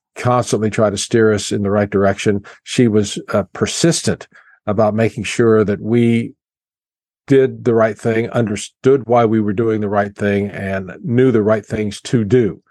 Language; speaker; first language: English; native; English